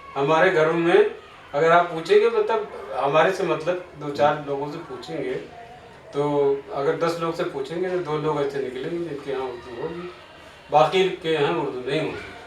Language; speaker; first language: Urdu; native; Urdu